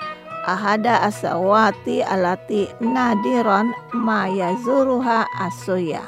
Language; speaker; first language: Arabic; non-native, fluent; Indonesian